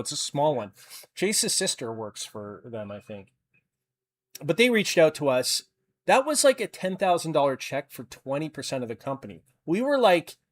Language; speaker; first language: English; native; English